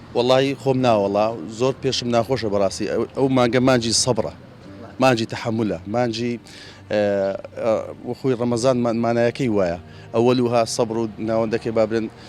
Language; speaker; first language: Central Kurdish; native; Central Kurdish